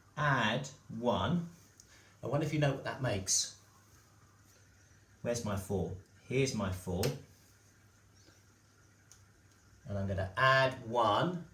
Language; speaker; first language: English; native; English